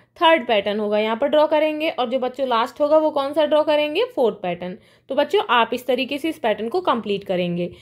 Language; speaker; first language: Hindi; native; Hindi